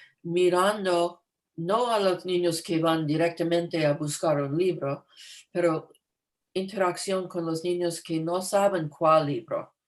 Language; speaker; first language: Spanish; non-native, fluent; English